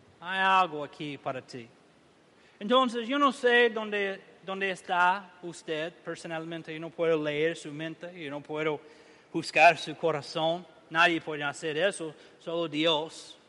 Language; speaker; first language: Spanish; non-native, learner; English